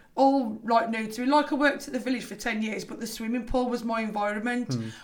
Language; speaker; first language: English; native; English